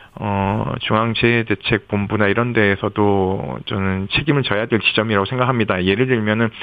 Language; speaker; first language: Korean; native; Korean